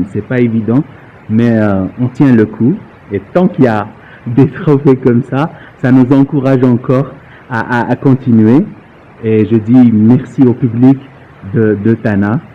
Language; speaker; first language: French; native; French